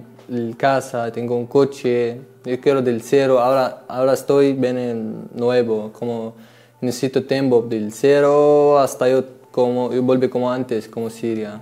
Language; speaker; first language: Spanish; non-native, learner; Arabic